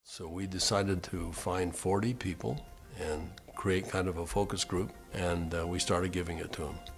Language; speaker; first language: English; native; English